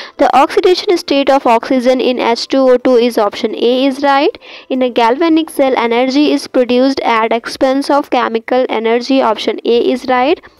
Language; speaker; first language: English; non-native, local second language; Hindi